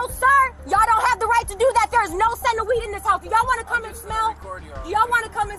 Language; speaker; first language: English; native; English